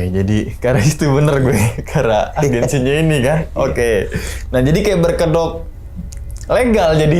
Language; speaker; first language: Indonesian; native; Indonesian